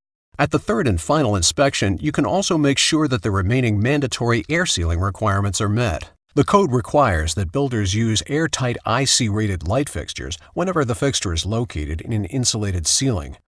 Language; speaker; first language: English; native; English